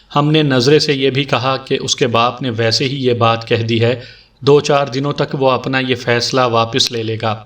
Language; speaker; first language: Urdu; native; Urdu